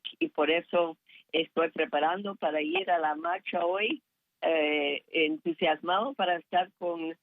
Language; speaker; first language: Spanish; non-native, fluent; English